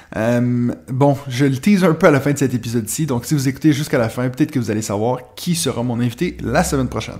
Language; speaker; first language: French; non-native, local second language; German